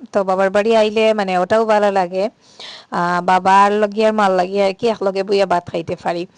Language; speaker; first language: Bangla; native; Bangla